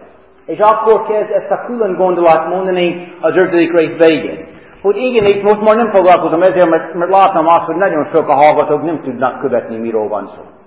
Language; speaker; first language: Hungarian; non-native, fluent; English